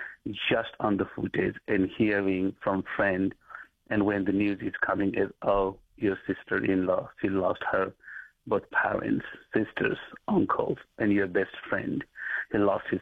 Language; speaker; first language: English; non-native, local second language; Nepali